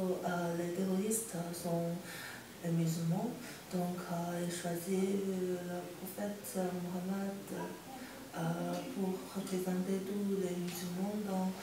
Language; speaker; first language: French; non-native, learner; Chinese